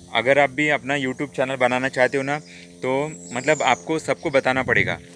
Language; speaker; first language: Hindi; non-native, local second language; Marathi